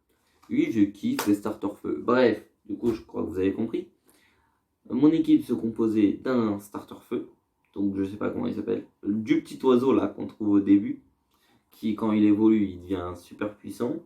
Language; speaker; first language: French; native; French